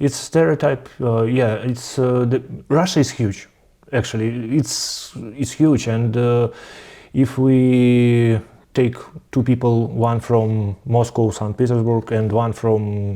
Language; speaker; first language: English; non-native, learner; Russian